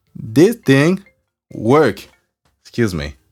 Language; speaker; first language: English; non-native, fluent; French